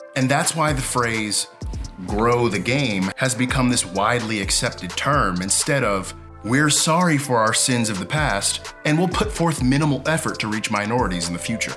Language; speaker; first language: English; native; English